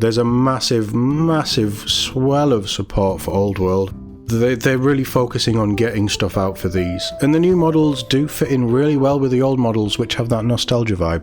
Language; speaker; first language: English; native; English